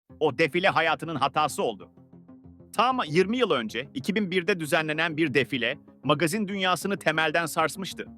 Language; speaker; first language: Turkish; native; Turkish